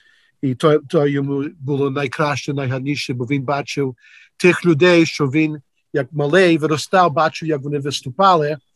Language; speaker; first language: Ukrainian; early bilingual, heritage; Ukrainian